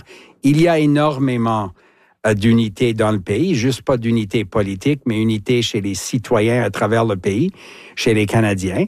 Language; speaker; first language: French; native; French